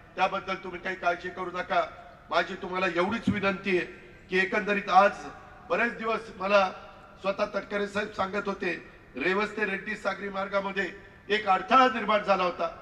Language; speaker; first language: Marathi; native; Marathi